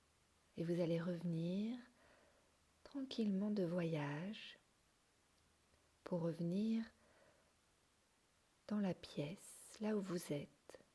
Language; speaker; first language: French; native; French